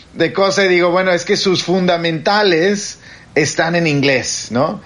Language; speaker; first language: Spanish; native; Spanish